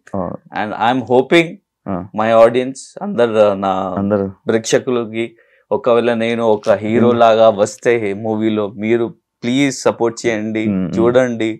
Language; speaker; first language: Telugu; non-native, local second language; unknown